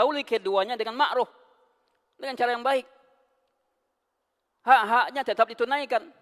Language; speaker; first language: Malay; non-native, local second language; Minangkabau